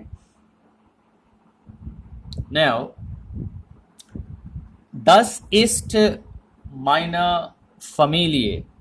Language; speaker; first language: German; non-native, learner; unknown